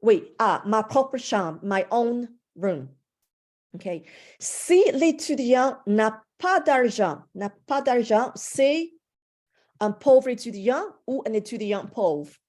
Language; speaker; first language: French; non-native, fluent; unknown